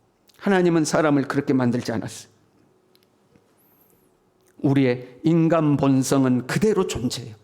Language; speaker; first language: Korean; native; Korean